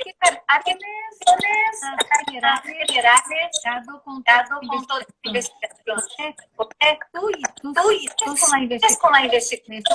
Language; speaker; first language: Spanish; non-native, learner; Portuguese